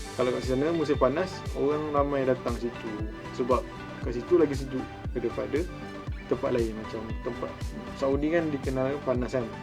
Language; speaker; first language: Malay; native; Malay